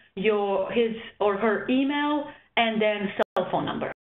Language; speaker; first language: English; non-native, fluent; Serbian